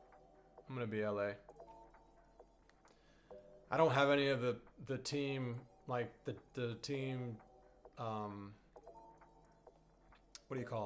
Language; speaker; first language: English; native; English